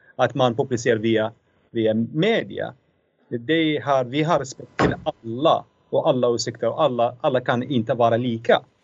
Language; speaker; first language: Swedish; non-native, fluent; Arabic